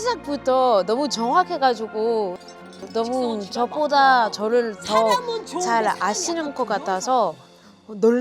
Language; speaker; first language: Korean; non-native, fluent; French